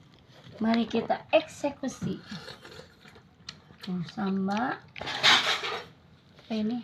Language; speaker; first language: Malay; non-native, local second language; Sundanese